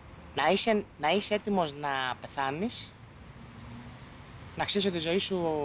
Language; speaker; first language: Greek; native; Greek